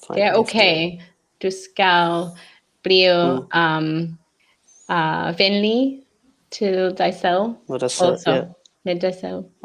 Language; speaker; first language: Danish; non-native, learner; English